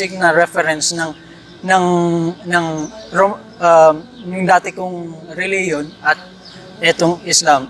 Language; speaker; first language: Filipino; native; Filipino